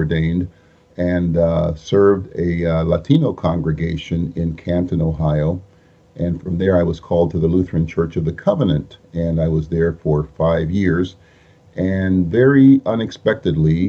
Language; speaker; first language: English; early bilingual, other home language; Spanish